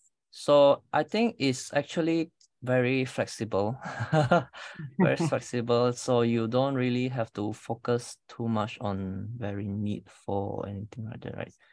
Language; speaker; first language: English; non-native, local second language; Malay